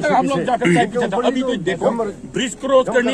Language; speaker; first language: Hindi; non-native, local second language; Manipuri